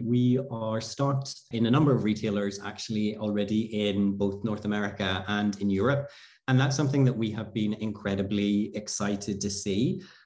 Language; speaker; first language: English; native; English